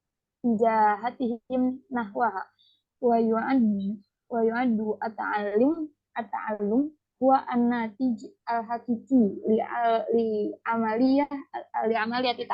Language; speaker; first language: Arabic; non-native, learner; Indonesian